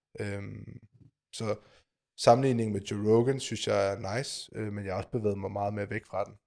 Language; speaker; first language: Danish; native; Danish